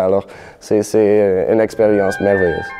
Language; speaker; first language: French; non-native, fluent; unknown